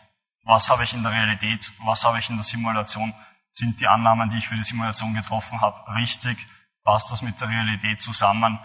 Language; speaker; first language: German; native; German